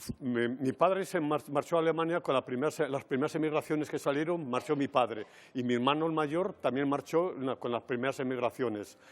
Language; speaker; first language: Spanish; native; Spanish